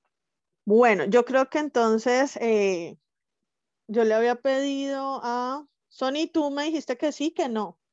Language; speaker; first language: Spanish; native; Spanish